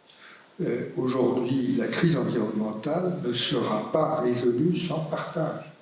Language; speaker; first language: French; native; French